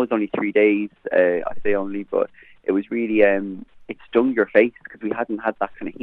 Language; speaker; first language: English; native; English